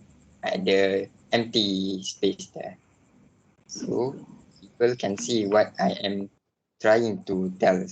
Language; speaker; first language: English; non-native, local second language; Malay